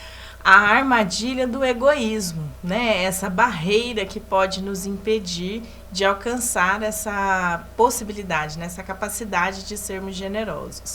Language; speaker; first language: Portuguese; native; Portuguese